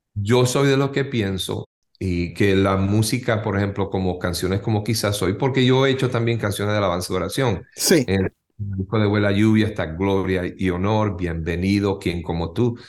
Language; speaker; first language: Spanish; native; Spanish